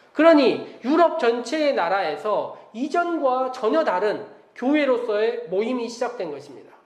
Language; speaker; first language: Korean; native; Korean